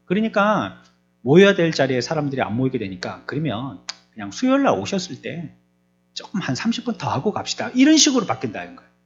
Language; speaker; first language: Korean; native; Korean